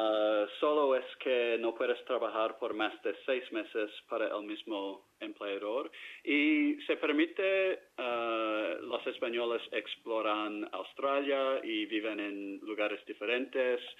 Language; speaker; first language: Spanish; non-native, fluent; English